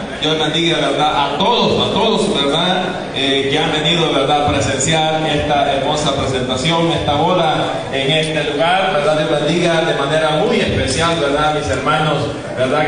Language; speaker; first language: Spanish; native; Spanish